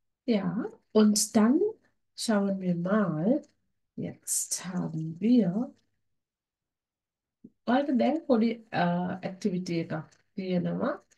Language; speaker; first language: German; non-native, fluent; Sinhala